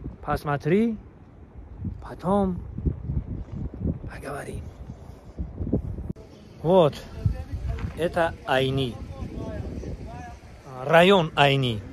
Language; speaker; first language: Russian; non-native, learner; Tajik